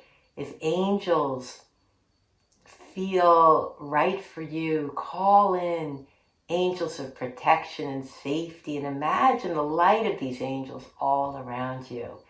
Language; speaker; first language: English; native; English